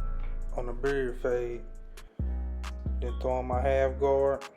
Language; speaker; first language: English; native; English